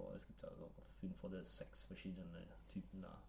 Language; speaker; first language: German; non-native, fluent; Swedish